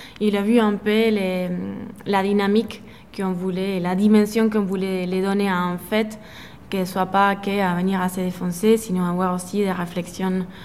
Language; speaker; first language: French; non-native, fluent; Spanish